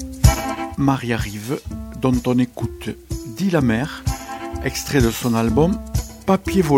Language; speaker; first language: French; native; French